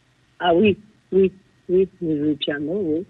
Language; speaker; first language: French; non-native, fluent; Chinese